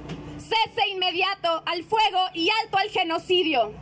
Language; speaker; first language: Spanish; native; Spanish